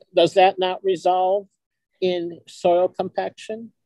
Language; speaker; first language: English; early bilingual, other home language; Ukrainian